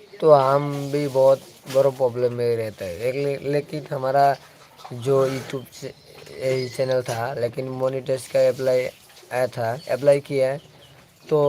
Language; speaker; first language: Hindi; non-native, local second language; Bangla